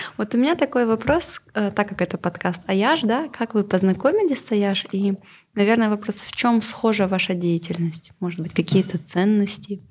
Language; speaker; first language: Russian; non-native, local second language; Kazakh